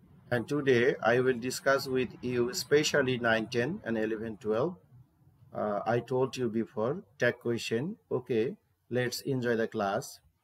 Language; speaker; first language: English; non-native, local second language; Bangla